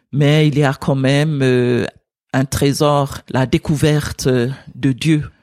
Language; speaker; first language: French; non-native, fluent; English